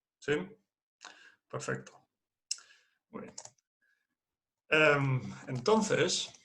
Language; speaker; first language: Spanish; non-native, fluent; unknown